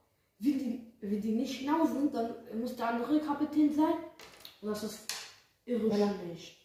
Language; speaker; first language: German; early bilingual, other home language; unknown